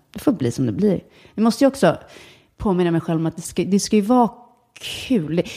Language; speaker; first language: Swedish; native; Swedish